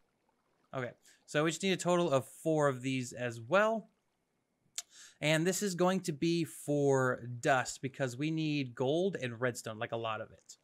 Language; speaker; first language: English; native; English